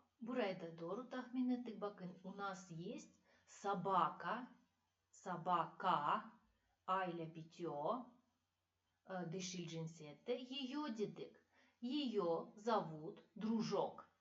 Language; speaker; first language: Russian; non-native, fluent; Turkish